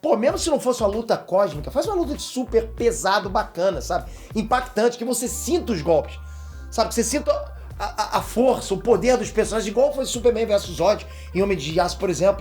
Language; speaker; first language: Portuguese; native; Portuguese